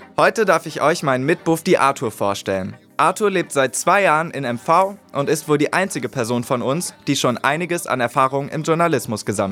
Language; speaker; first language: German; native; German